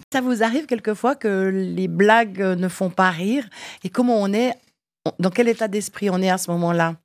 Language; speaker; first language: French; native; French